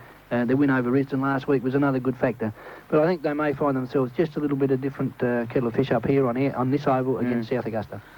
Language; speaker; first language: English; native; English